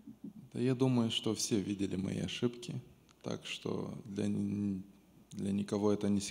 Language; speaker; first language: Russian; non-native, local second language; Romanian